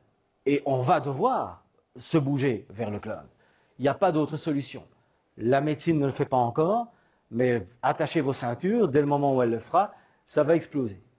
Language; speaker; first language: French; native; French